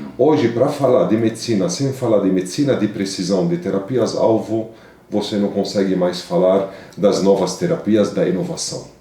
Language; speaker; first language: Portuguese; non-native, fluent; Arabic